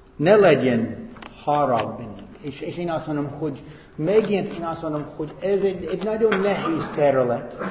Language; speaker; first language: Hungarian; non-native, fluent; English